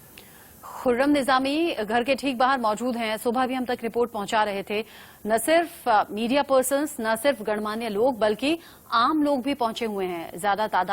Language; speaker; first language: Hindi; native; Hindi